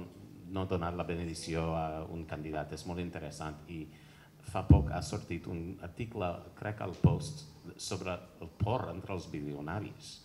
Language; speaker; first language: Catalan; non-native, fluent; English